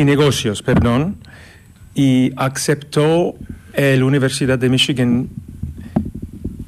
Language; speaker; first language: Spanish; non-native, learner; English